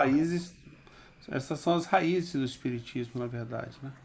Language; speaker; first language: Portuguese; native; Portuguese